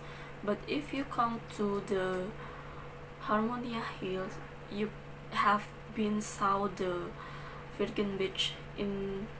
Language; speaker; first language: English; non-native, learner; Balinese